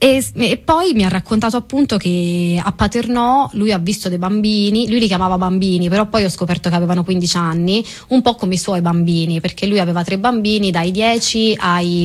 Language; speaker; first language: Italian; non-native, fluent; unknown